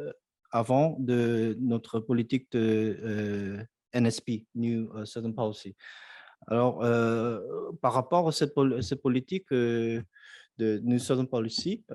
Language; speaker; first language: French; non-native, fluent; Korean